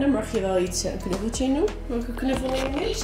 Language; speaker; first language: Dutch; native; Dutch